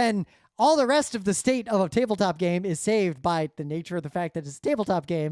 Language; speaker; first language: English; native; English